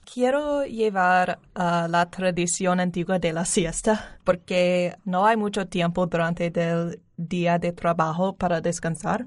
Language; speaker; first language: Spanish; non-native, learner; English